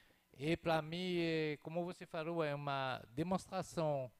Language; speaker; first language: Portuguese; non-native, fluent; French